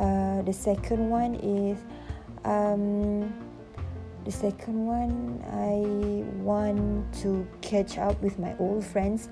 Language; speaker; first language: English; non-native, local second language; Malay